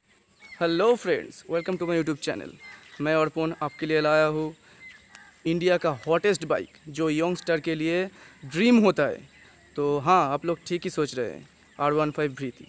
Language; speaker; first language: Hindi; non-native, local second language; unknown